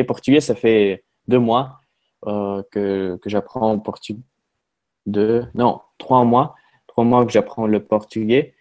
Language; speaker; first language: French; non-native, fluent; Russian